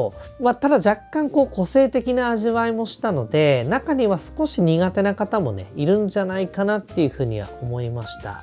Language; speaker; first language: Japanese; native; Japanese